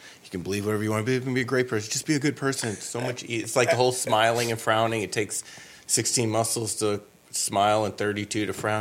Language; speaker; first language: English; native; English